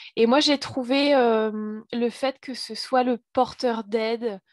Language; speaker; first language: French; native; French